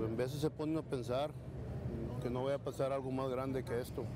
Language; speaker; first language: Spanish; native; Spanish